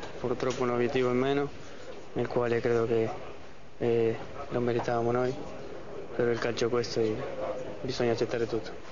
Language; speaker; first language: Italian; non-native, fluent; Spanish